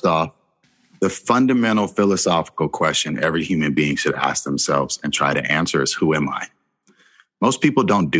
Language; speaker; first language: English; native; English